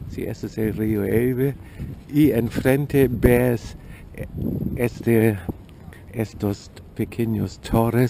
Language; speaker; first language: Spanish; non-native, fluent; German